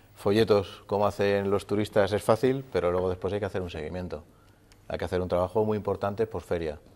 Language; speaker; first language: Spanish; native; Spanish